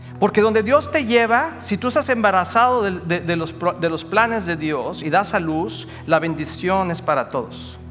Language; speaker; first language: Spanish; native; Spanish